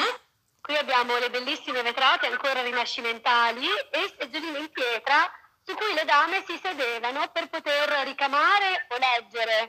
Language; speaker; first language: Italian; native; Italian